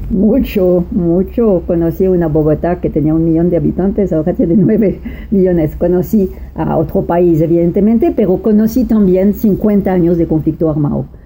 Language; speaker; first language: Spanish; non-native, fluent; French